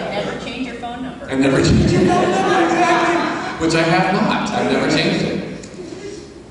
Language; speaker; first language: English; native; English